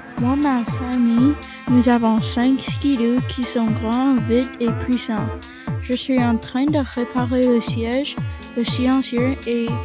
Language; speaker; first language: French; non-native, local second language; English